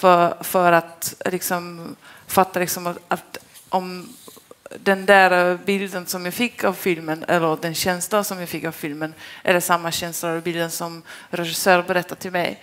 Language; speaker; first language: Swedish; non-native, fluent; Polish